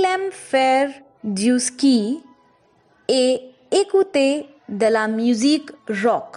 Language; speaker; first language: French; non-native, fluent; Hindi